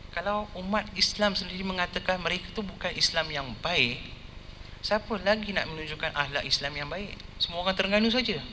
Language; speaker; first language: Malay; non-native, local second language; Tamil